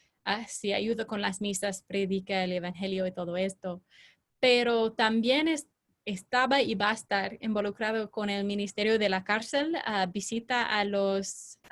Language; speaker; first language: Spanish; non-native, fluent; English